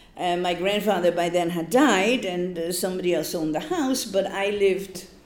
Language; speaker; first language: English; non-native, fluent; Polish